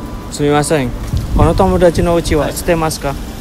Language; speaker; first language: Japanese; non-native, learner; Indonesian